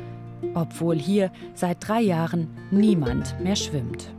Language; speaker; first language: German; native; German